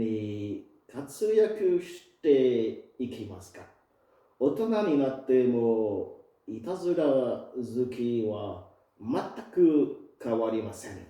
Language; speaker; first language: Japanese; non-native, fluent; French